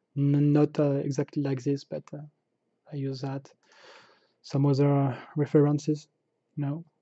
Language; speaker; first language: English; non-native, fluent; French